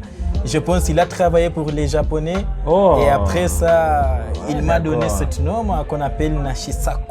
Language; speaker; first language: French; non-native, learner; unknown